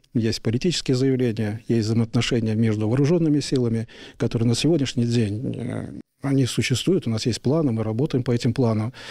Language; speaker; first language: Russian; native; Russian